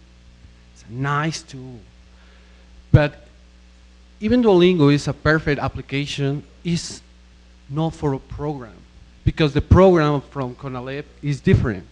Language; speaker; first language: English; non-native, fluent; Spanish